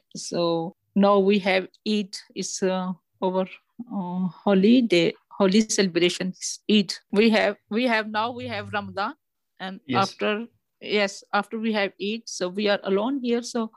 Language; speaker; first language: English; non-native, local second language; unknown